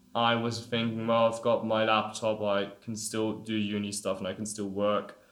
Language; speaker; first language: English; non-native, fluent; German